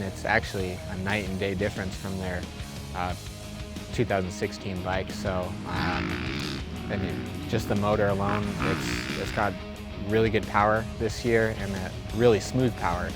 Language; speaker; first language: English; native; English